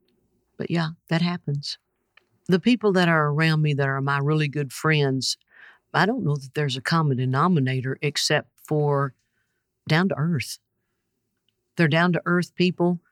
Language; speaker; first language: English; native; English